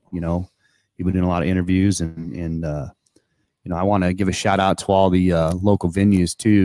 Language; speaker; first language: English; native; English